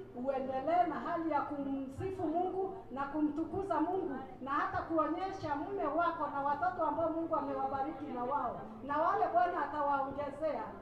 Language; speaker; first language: Swahili; non-native, local second language; Kikuyu